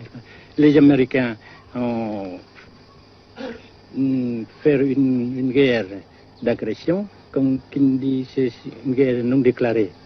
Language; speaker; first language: French; non-native, fluent; Vietnamese